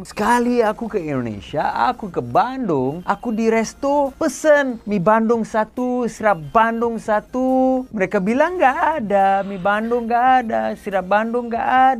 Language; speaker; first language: Indonesian; non-native, learner; English